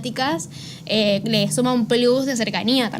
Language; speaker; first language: Spanish; native; Spanish